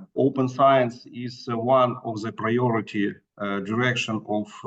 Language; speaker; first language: English; non-native, learner; Ukrainian